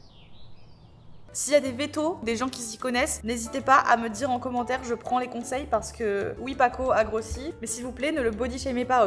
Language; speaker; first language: French; native; French